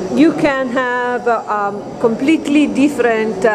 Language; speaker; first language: English; non-native, fluent; Italian